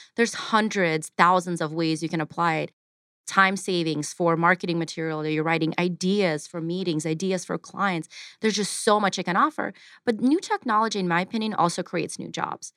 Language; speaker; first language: English; early bilingual, other home language; Ukrainian